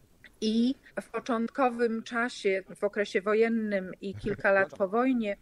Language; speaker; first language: Polish; native; Polish